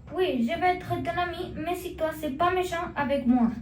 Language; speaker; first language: French; non-native, learner; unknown